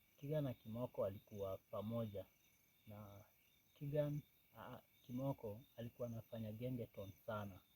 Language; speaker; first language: Swahili; native; Swahili